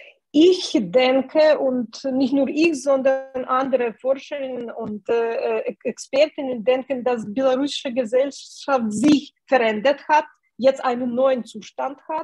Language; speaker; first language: German; non-native, fluent; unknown